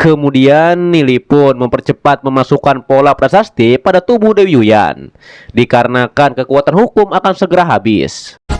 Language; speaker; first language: Indonesian; native; Indonesian